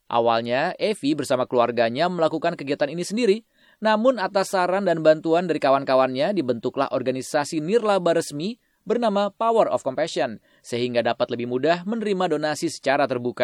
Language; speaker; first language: Indonesian; native; Indonesian